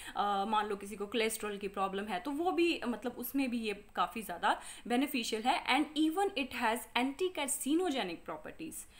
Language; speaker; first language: Hindi; non-native, local second language; Punjabi